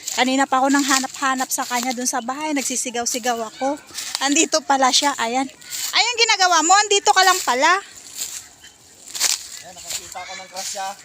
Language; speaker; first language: Filipino; non-native, local second language; Hiligaynon